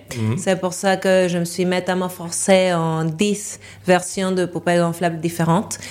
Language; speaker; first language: French; non-native, fluent; Spanish